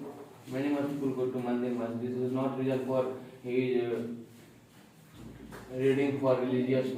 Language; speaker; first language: English; non-native, learner; Hindi